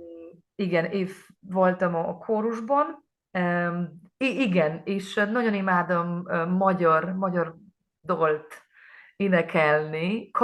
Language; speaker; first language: Hungarian; non-native, learner; Polish